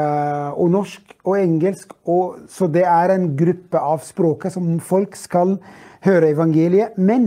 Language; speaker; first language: Swedish; non-native, fluent; Arabic